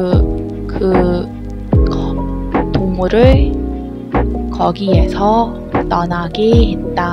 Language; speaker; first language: Korean; non-native, learner; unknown